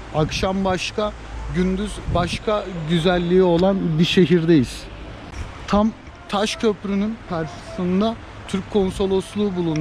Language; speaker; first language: Turkish; native; Turkish